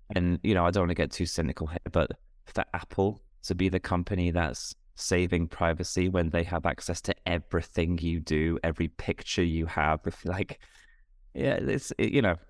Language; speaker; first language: English; native; English